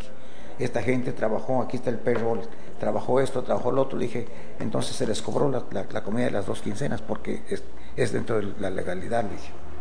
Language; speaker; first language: Spanish; native; Spanish